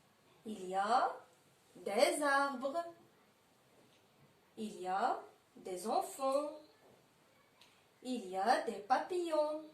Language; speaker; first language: French; non-native, local second language; Arabic